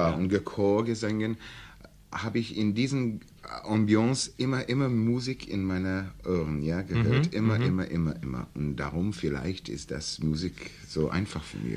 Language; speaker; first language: German; non-native, learner; English